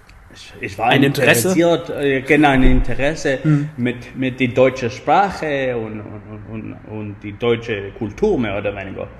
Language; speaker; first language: German; non-native, fluent; Spanish